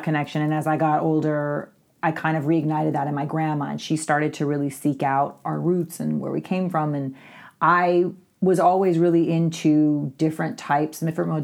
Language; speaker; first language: English; native; English